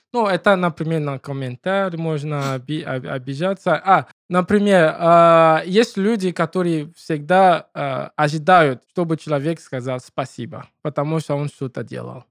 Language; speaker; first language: Russian; non-native, learner; English